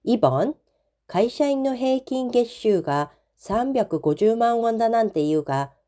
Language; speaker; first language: Japanese; non-native, fluent; Korean